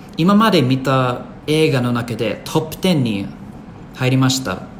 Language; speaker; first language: Japanese; non-native, fluent; English